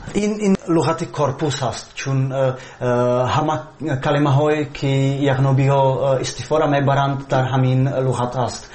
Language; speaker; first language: Tajik; non-native, fluent; Czech